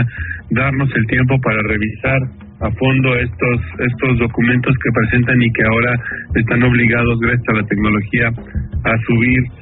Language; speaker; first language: Spanish; native; Spanish